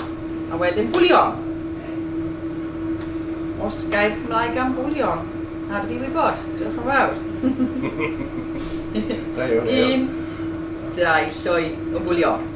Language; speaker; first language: Welsh; non-native, learner; English